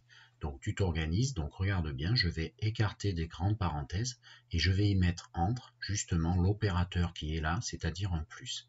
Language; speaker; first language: French; native; French